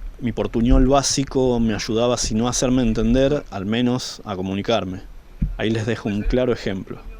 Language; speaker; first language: Spanish; native; Spanish